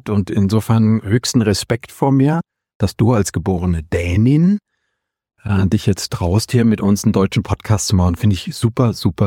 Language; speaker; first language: German; native; German